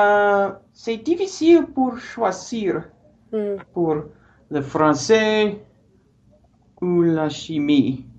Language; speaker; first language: French; non-native, learner; English